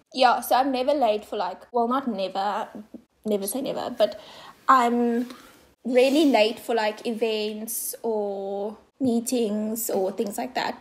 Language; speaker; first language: English; non-native, local second language; Afrikaans